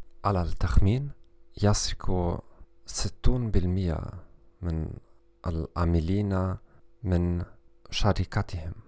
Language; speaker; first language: Arabic; non-native, learner; German